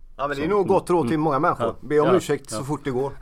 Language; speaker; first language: Swedish; native; Swedish